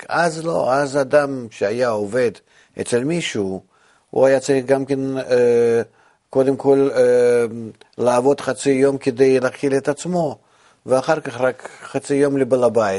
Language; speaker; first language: Hebrew; non-native, fluent; Russian